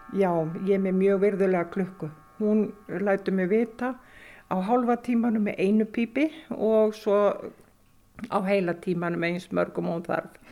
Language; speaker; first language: Icelandic; native; Icelandic